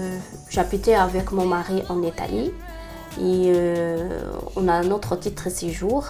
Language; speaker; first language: French; non-native, local second language; Arabic